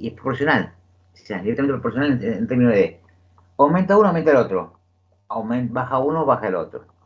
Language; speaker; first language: Spanish; native; Spanish